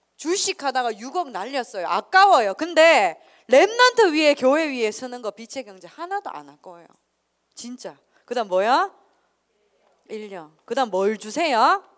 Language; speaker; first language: Korean; native; Korean